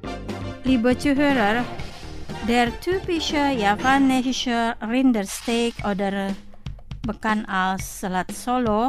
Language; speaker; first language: German; non-native, fluent; Indonesian